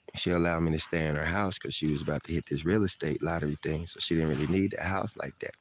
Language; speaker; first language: English; native; English